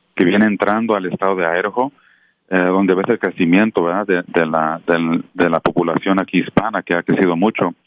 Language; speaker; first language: Spanish; native; Spanish